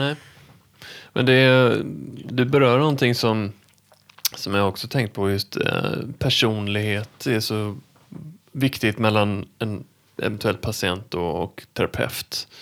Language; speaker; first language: Swedish; native; Swedish